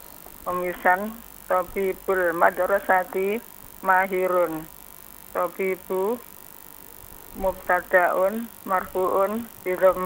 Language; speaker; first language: Arabic; non-native, learner; Indonesian